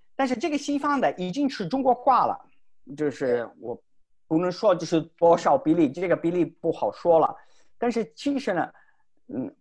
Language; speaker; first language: Chinese; non-native, fluent; Italian